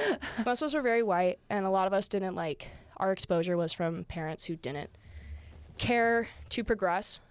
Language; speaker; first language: English; native; English